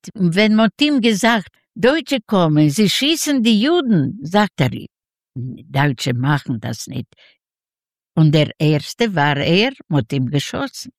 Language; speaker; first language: German; non-native, fluent; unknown